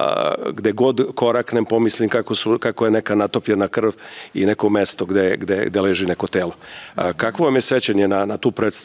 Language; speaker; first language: Serbian; native; Serbian